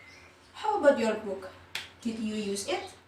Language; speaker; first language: English; non-native, learner; Indonesian